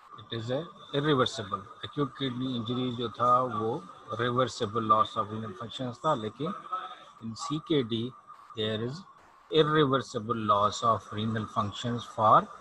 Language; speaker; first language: Urdu; native; Urdu